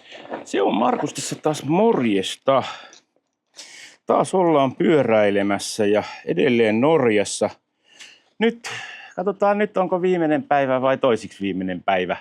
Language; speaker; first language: Finnish; native; Finnish